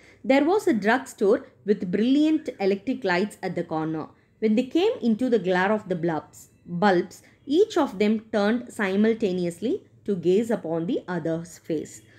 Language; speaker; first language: English; non-native, local second language; Tamil